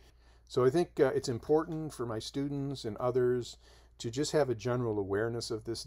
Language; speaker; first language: English; native; English